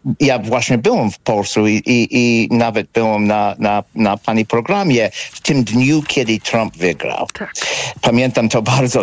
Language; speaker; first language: Polish; non-native, fluent; English